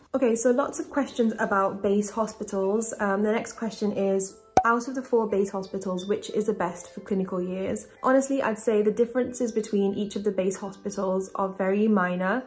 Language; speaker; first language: English; native; English